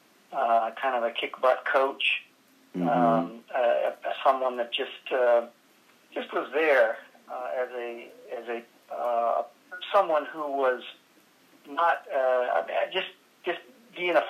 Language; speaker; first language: English; native; English